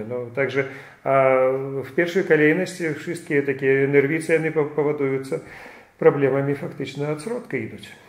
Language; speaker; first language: Polish; non-native, fluent; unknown